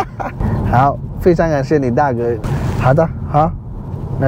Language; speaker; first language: Chinese; non-native, learner; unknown